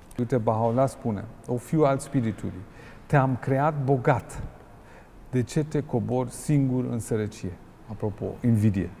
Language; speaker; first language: Romanian; non-native, fluent; German